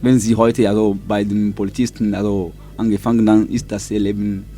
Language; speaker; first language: German; non-native, learner; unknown